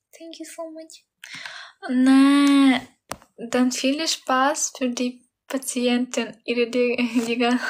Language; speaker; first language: German; non-native, learner; Ukrainian